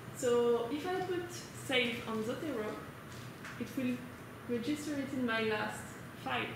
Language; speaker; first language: English; non-native, fluent; French